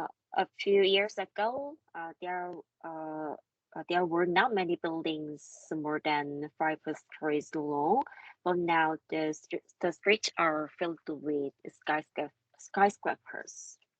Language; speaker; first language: English; non-native, learner; Korean